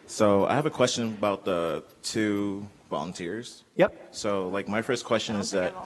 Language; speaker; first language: English; native; English